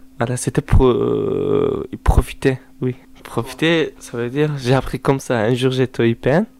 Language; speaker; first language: French; non-native, learner; Turkish